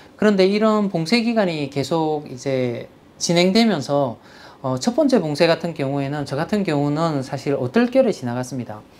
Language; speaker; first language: Korean; native; Korean